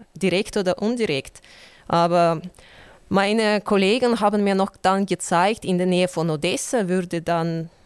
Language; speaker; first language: German; non-native, fluent; Ukrainian